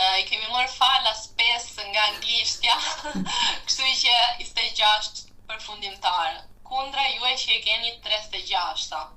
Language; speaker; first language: Albanian; non-native, learner; Italian